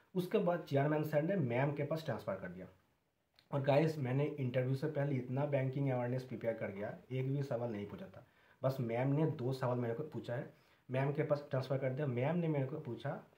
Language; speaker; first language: Hindi; non-native, local second language; Bangla